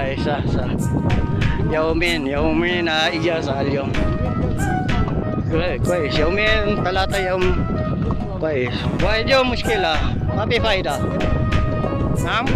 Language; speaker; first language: Arabic; non-native, learner; Filipino